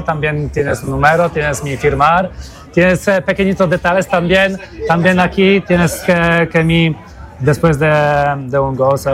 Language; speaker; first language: Spanish; non-native, learner; Polish